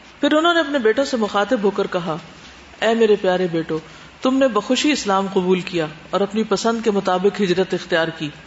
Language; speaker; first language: Urdu; native; Urdu